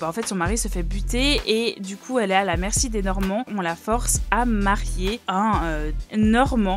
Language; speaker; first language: French; native; French